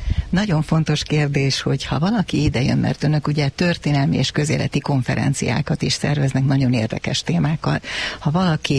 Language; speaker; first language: Hungarian; native; Hungarian